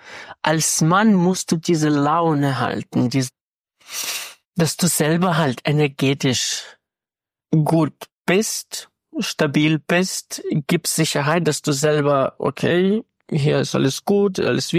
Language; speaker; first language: German; non-native, fluent; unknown